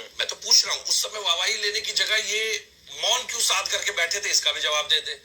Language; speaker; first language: Hindi; native; Hindi